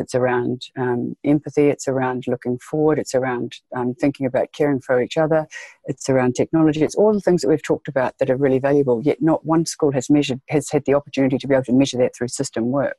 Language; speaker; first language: English; native; English